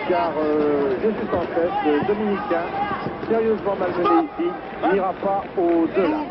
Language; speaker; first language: French; native; French